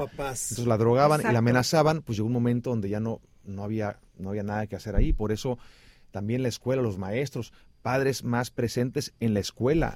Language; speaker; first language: Spanish; native; Spanish